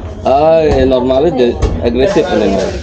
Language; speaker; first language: English; non-native, learner; Balinese